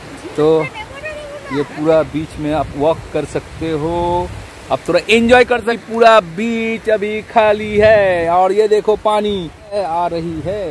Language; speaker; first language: Hindi; non-native, local second language; Bangla